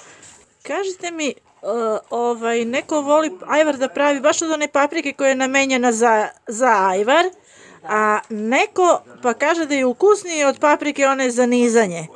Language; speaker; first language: Bosnian; native; Bosnian